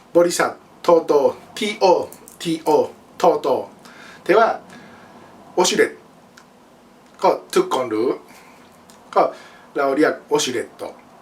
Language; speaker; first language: Thai; non-native, learner; Japanese